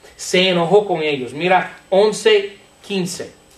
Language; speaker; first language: Spanish; non-native, fluent; English